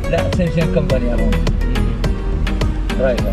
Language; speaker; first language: Arabic; non-native, learner; Filipino